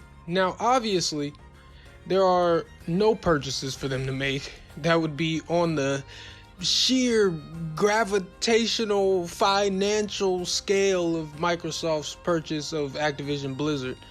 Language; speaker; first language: English; native; English